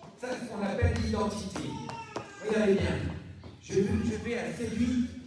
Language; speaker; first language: French; native; French